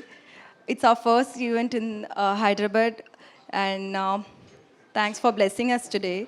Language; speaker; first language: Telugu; non-native, learner; Tamil